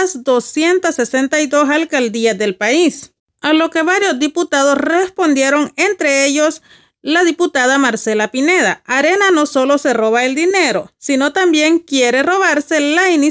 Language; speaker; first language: Spanish; native; Spanish